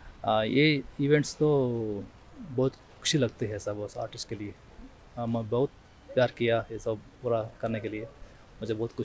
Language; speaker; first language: Hindi; non-native, local second language; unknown